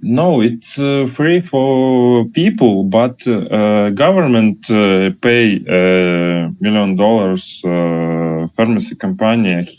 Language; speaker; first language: English; non-native, learner; Russian